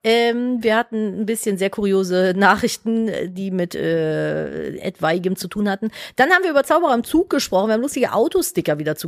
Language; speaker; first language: German; native; German